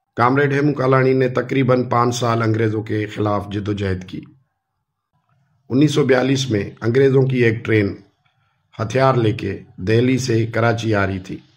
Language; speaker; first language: Urdu; non-native, local second language; Sindhi